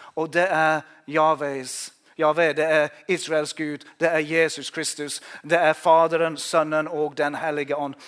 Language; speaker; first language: Norwegian; non-native, fluent; English